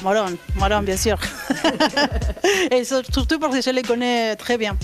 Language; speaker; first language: French; non-native, learner; Spanish